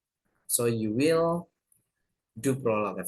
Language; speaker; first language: English; non-native, fluent; Indonesian